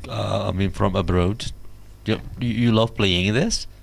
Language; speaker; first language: English; non-native, learner; Indonesian